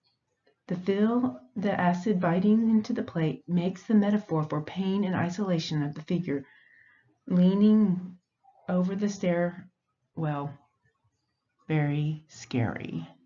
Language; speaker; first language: English; native; English